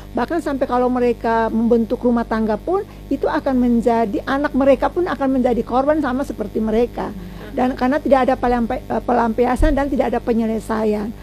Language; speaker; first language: Indonesian; native; Indonesian